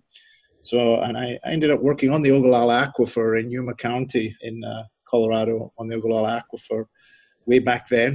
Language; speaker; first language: English; native; English